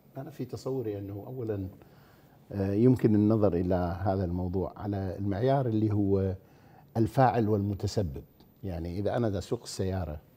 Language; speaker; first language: Arabic; native; Arabic